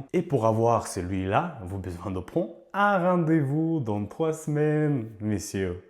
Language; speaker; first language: French; non-native, learner; Ukrainian